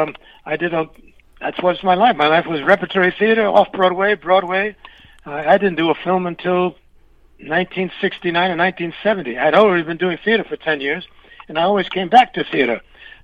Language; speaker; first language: English; early bilingual, other home language; Spanish